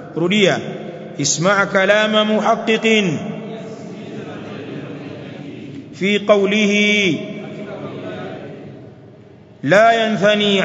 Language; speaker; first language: Arabic; non-native, fluent; Swahili